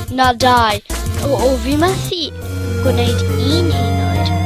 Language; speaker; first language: Welsh; non-native, local second language; English